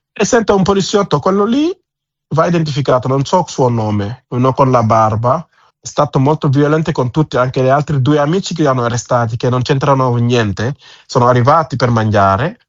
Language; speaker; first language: Italian; non-native, fluent; Wolof